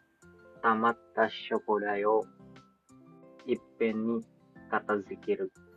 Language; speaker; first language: Japanese; non-native, learner; Filipino